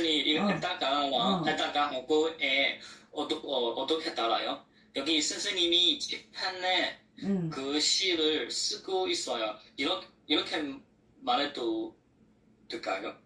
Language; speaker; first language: Korean; non-native, learner; Chinese